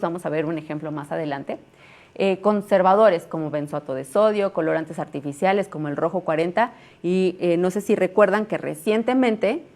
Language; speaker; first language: Spanish; native; Spanish